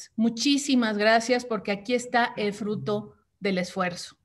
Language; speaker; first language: Spanish; native; Spanish